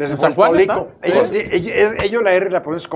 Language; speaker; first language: Spanish; native; Spanish